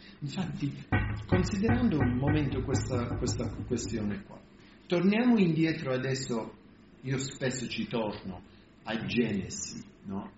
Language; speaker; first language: Italian; non-native, fluent; English